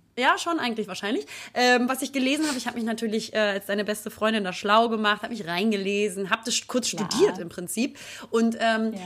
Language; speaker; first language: German; native; German